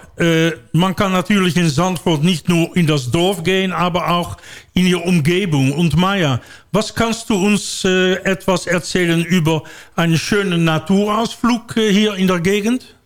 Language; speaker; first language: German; non-native, learner; Dutch